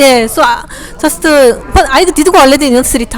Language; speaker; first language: English; non-native, learner; Korean